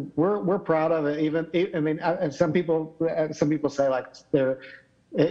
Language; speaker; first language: English; native; English